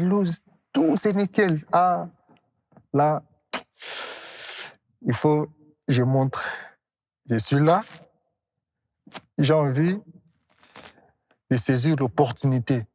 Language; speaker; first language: French; non-native, local second language; Lingala